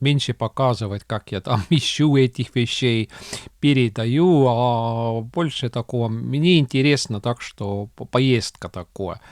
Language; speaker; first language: Russian; non-native, local second language; Estonian